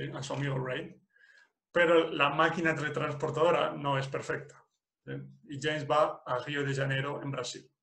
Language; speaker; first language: Spanish; non-native, fluent; English